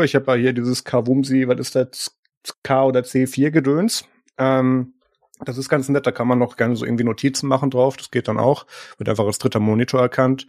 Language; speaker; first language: German; native; German